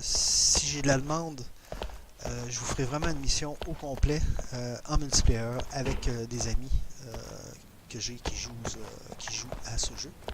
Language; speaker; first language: French; native; French